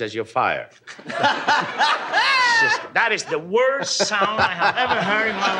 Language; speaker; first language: English; non-native, fluent; Spanish